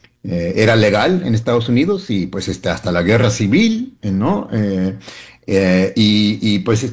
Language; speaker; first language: Spanish; early bilingual, other home language; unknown